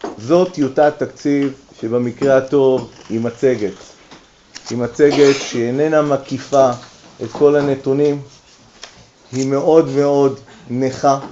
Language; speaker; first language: Hebrew; native; Hebrew